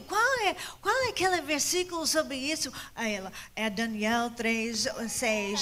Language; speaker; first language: Portuguese; non-native, fluent; English